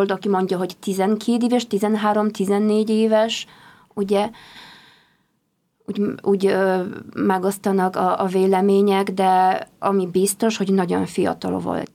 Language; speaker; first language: Hungarian; non-native, fluent; Polish